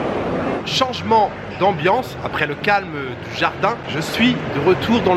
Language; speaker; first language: French; native; French